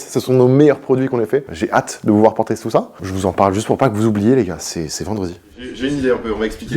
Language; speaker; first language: French; native; French